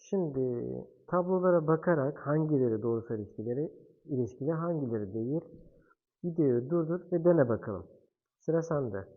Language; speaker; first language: Turkish; native; Turkish